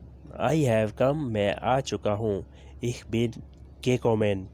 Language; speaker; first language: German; non-native, learner; Urdu